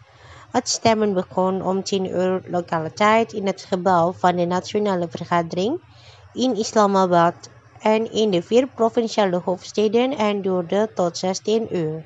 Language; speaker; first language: Dutch; non-native, fluent; Indonesian